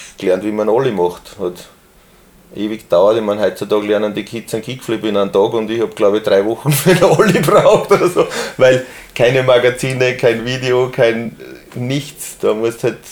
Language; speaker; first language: German; native; German